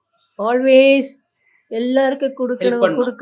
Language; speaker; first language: Tamil; non-native, learner; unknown